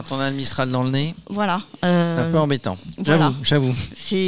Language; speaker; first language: French; native; French